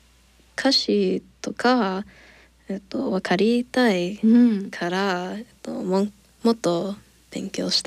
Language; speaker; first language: Japanese; non-native, learner; English